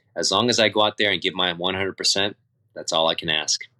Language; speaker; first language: English; native; English